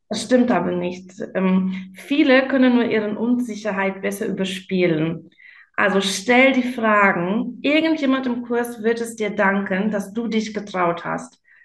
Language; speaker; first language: German; non-native, fluent; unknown